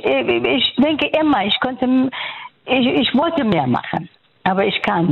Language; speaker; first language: German; non-native, fluent; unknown